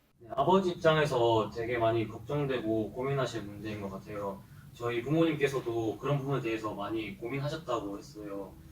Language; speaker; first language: Korean; native; Korean